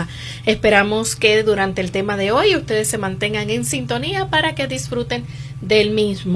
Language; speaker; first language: Spanish; native; Spanish